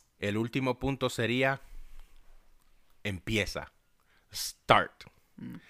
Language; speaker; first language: Spanish; early bilingual, heritage; Spanish